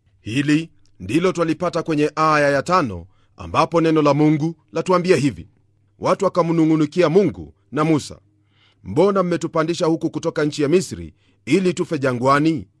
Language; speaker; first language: Swahili; non-native, local second language; Luyia